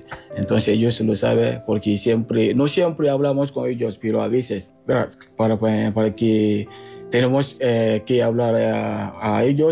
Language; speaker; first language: Spanish; non-native, learner; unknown